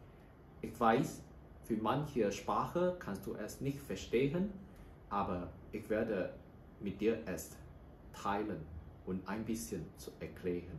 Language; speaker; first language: German; non-native, learner; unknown